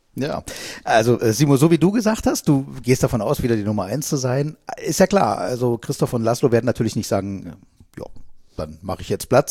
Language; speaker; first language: German; native; German